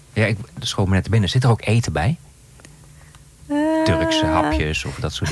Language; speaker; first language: Dutch; native; Dutch